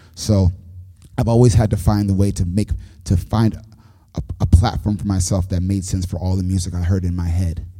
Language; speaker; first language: English; native; English